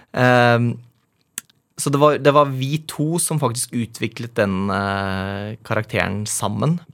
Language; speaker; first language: Norwegian; native; Norwegian